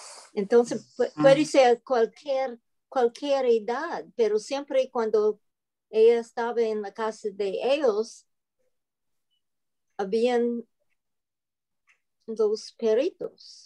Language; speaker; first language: Spanish; non-native, learner; English